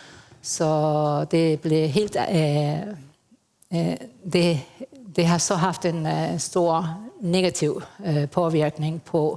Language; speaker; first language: Danish; non-native, fluent; Spanish